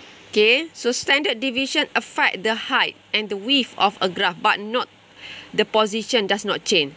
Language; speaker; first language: English; non-native, local second language; Malay